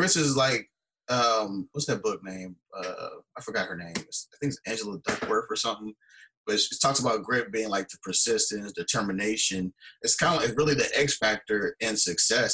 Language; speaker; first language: English; native; English